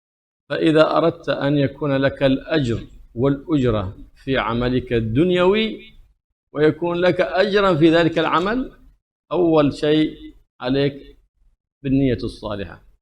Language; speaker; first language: Arabic; native; Arabic